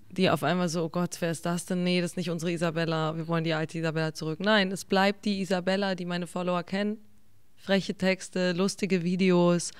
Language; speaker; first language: German; early bilingual, other home language; English